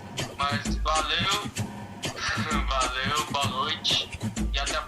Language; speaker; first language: Portuguese; native; Portuguese